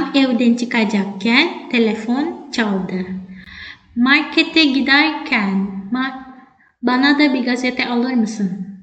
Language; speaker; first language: Turkish; non-native, fluent; Indonesian